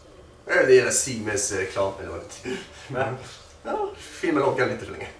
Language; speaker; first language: Swedish; native; Swedish